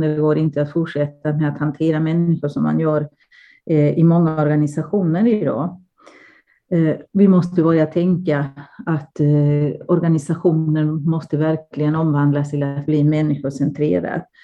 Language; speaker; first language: Swedish; non-native, fluent; Spanish